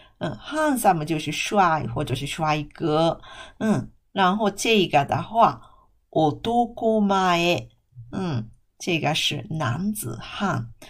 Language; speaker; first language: Chinese; non-native, fluent; Japanese